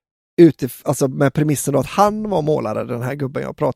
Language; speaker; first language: Swedish; native; Swedish